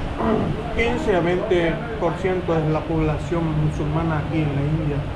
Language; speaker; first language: Spanish; non-native, fluent; Hindi